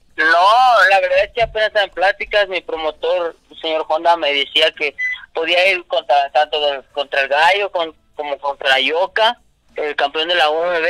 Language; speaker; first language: Spanish; native; Spanish